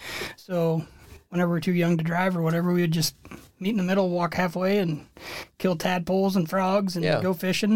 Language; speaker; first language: English; native; English